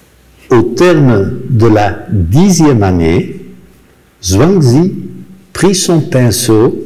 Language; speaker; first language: French; non-native, local second language; Dutch